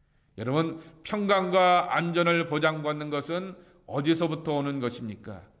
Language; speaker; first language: Korean; native; Korean